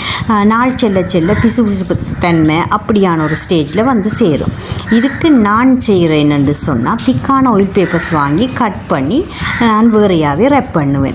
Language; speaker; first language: Tamil; native; Tamil